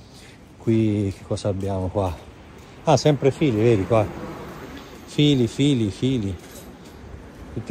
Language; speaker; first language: Italian; native; Italian